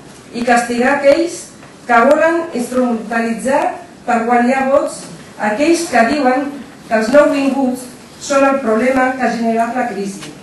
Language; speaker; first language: Catalan; non-native, fluent; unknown